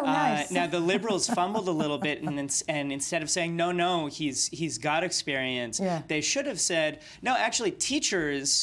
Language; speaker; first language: English; native; English